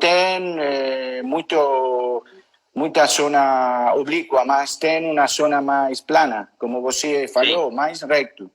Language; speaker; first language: Portuguese; non-native, learner; Spanish